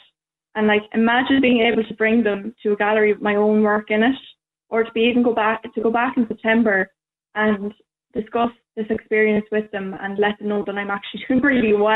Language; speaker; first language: English; native; English